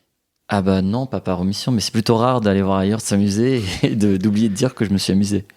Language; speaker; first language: French; native; French